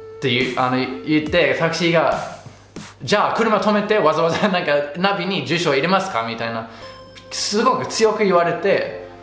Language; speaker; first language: Japanese; non-native, fluent; English